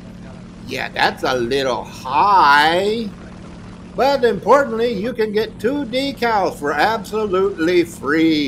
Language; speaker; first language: English; native; English